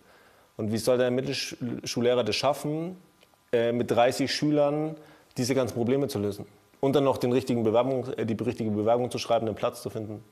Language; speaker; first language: German; native; German